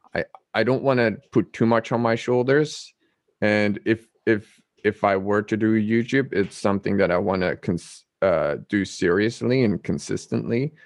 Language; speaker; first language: English; non-native, fluent; Dutch